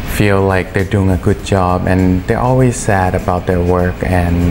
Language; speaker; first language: English; early bilingual, other home language; Thai